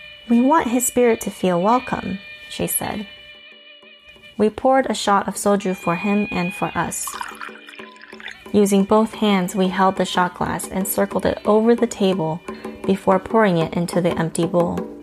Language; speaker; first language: English; early bilingual, other home language; Korean